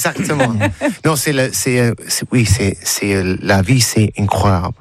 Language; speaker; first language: French; non-native, learner; English